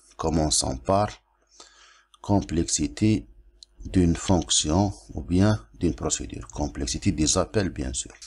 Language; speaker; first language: French; non-native, local second language; Arabic